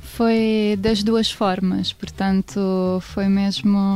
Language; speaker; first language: Portuguese; non-native, fluent; Italian